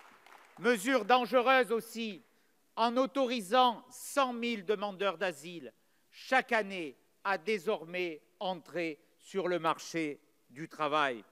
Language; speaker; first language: French; native; French